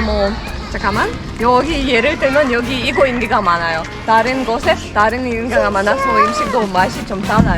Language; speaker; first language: Korean; non-native, learner; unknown